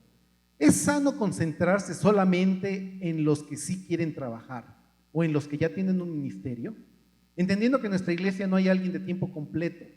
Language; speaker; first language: Spanish; native; Spanish